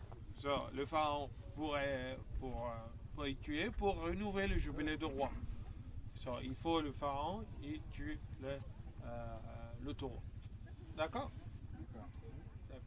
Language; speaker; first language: French; non-native, fluent; Arabic